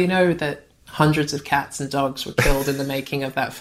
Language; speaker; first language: English; native; English